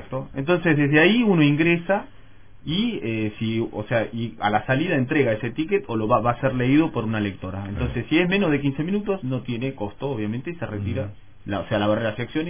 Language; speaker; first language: Spanish; native; Spanish